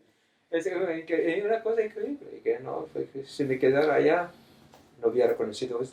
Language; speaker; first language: Spanish; non-native, fluent; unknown